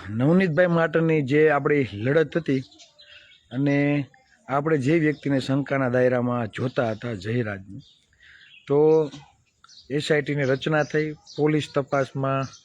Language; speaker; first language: Gujarati; native; Gujarati